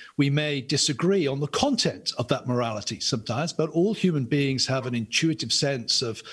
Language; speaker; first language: English; native; English